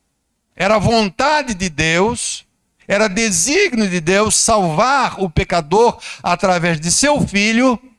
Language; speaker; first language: Portuguese; native; Portuguese